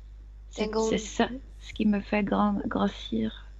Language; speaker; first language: French; non-native, fluent; Spanish